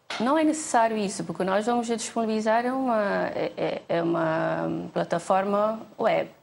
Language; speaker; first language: Portuguese; non-native, local second language; Kabuverdianu